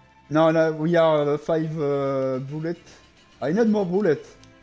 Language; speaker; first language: English; non-native, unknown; French